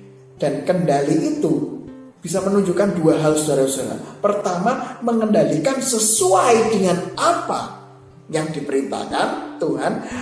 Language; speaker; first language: Indonesian; native; Indonesian